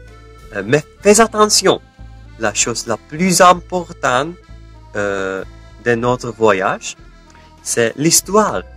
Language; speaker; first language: French; non-native, learner; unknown